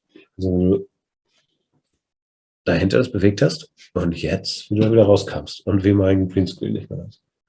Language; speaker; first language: German; native; German